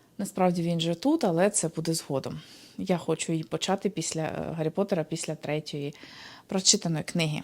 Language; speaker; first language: Ukrainian; native; Ukrainian